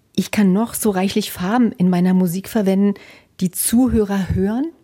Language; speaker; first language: German; native; German